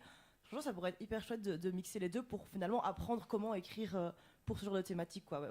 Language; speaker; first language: French; native; French